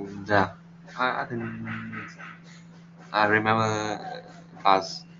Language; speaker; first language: English; non-native, learner; Vietnamese